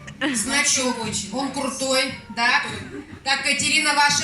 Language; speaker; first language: Russian; native; Russian